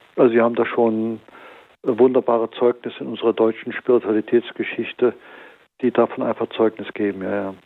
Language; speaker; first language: German; native; German